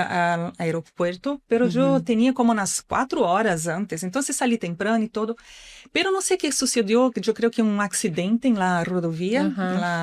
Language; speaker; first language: Spanish; non-native, learner; Portuguese